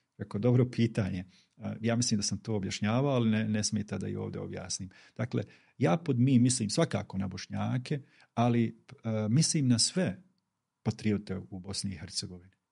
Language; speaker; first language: Bosnian; native; Bosnian